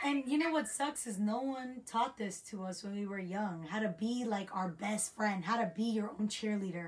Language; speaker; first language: English; native; English